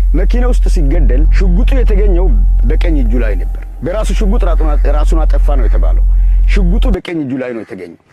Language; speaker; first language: Amharic; non-native, local second language; Afar